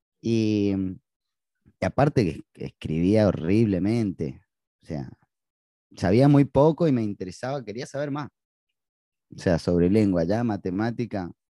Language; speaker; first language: Spanish; native; Spanish